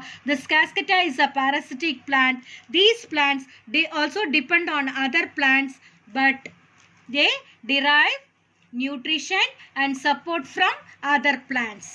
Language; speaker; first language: English; non-native, local second language; Tamil